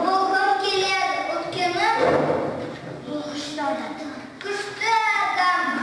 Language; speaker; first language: Kazakh; non-native, local second language; Russian